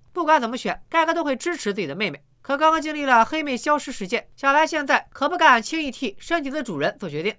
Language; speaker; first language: Chinese; native; Chinese